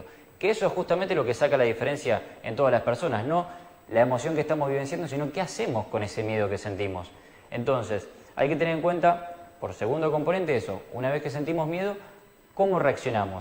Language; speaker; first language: Spanish; native; Spanish